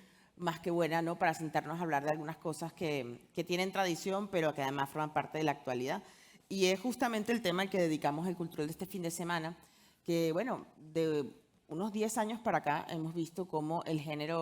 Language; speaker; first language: Spanish; native; Spanish